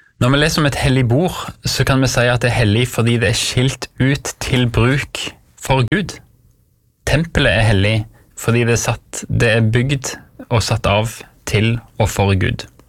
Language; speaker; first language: Norwegian; native; Norwegian